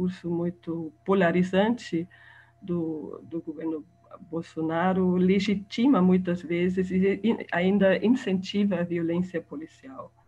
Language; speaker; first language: Portuguese; non-native, fluent; German